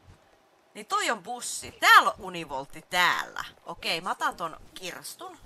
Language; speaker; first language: Finnish; native; Finnish